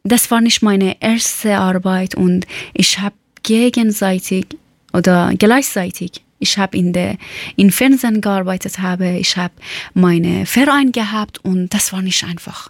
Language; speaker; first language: German; non-native, learner; Persian